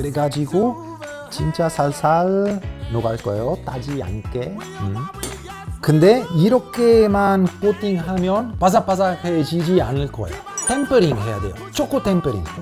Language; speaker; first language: Korean; non-native, fluent; Italian